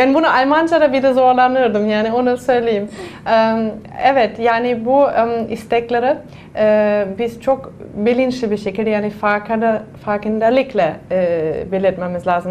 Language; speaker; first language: Turkish; non-native, fluent; German